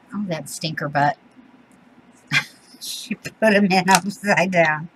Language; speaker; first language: English; native; English